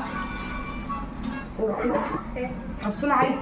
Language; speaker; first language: Arabic; native; Arabic